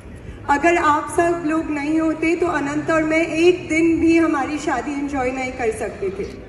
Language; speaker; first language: Hindi; non-native, local second language; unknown